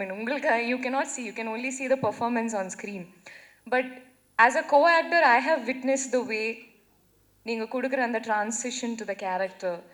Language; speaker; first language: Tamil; non-native, fluent; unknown